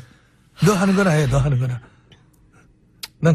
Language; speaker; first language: Korean; native; Korean